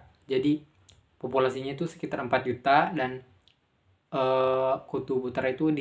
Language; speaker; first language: Indonesian; native; Indonesian